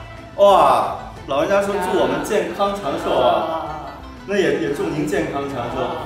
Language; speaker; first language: Chinese; native; Chinese